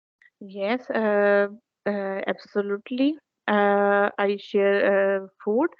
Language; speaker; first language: English; non-native, learner; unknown